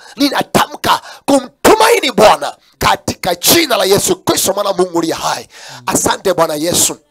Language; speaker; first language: Swahili; non-native, local second language; Kamba